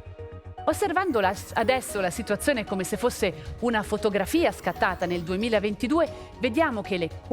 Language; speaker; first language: Italian; native; Italian